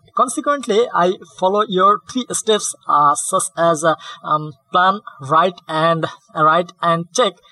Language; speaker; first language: English; non-native, learner; Bangla